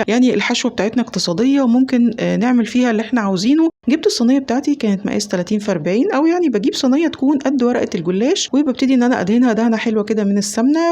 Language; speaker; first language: Arabic; native; Arabic